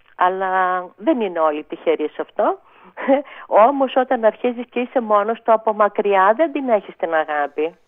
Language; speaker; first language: Greek; native; Greek